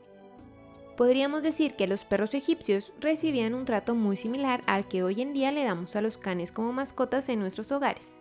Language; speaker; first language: Spanish; native; Spanish